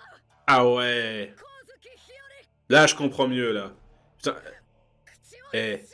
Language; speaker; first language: French; native; French